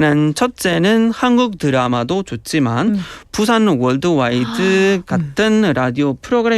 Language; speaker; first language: Korean; non-native, fluent; Spanish